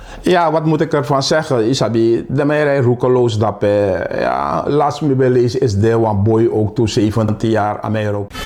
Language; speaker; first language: Dutch; native; Dutch